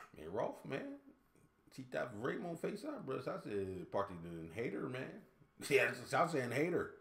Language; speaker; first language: French; non-native, fluent; English